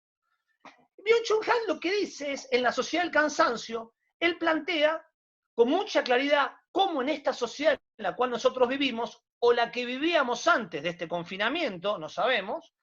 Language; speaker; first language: Spanish; native; Spanish